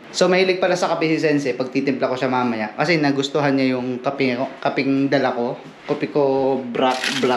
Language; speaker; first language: Filipino; native; Filipino